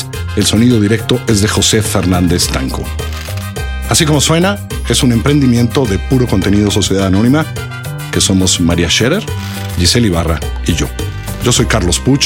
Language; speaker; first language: Spanish; native; Spanish